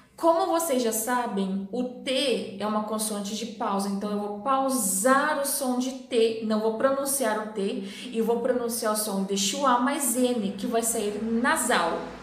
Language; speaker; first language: Portuguese; native; Portuguese